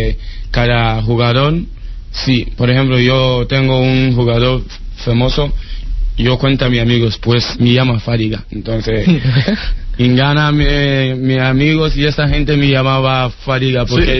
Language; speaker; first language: Spanish; non-native, learner; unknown